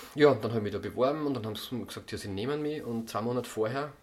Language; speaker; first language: German; native; German